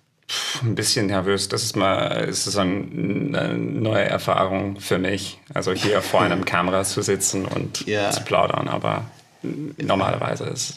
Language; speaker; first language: German; non-native, fluent; English